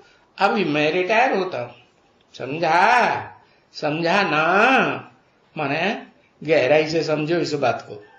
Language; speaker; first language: Hindi; native; Hindi